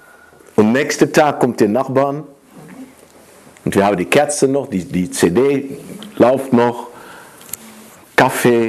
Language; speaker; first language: German; non-native, fluent; Dutch